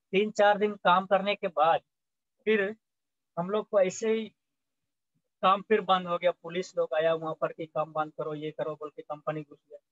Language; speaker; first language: Hindi; native; Hindi